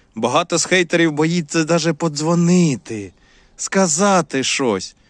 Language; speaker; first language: Ukrainian; non-native, local second language; Russian